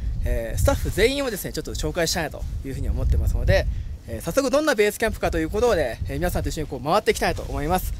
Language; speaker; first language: Japanese; native; Japanese